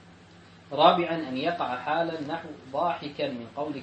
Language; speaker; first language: Arabic; native; Arabic